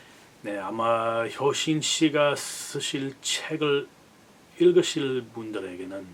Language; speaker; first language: Korean; non-native, fluent; English